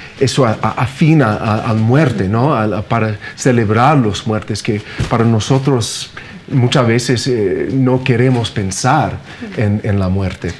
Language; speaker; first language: Spanish; non-native, fluent; English